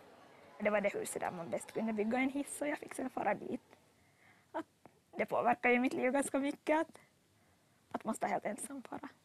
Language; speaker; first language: Swedish; native; Swedish